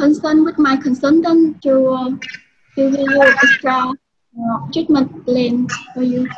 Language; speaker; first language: English; non-native, learner; Vietnamese